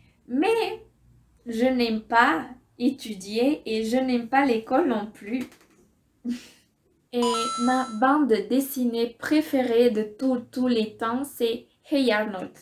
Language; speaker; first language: French; non-native, fluent; Spanish